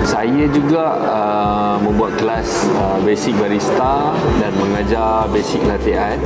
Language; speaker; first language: Malay; native; Malay